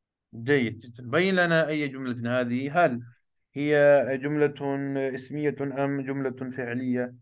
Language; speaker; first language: Arabic; non-native, fluent; Urdu